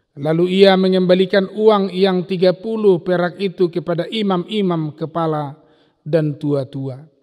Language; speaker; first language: Indonesian; non-native, local second language; Batak Toba